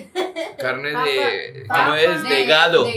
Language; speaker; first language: Portuguese; non-native, learner; Spanish